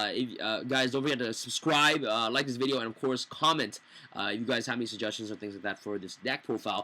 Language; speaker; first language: English; native; English